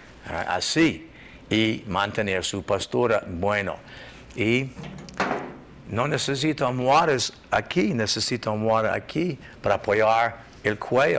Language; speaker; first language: Spanish; non-native, learner; English